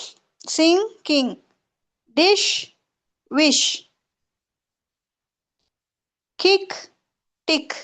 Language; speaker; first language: English; non-native, local second language; Tamil